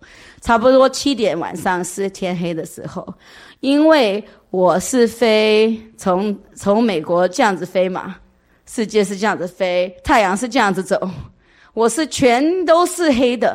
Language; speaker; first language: Chinese; early bilingual, heritage; English